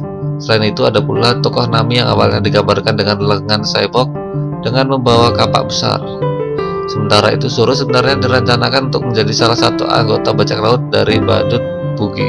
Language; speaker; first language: Indonesian; native; Indonesian